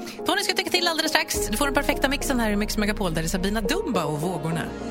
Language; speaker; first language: Swedish; native; Swedish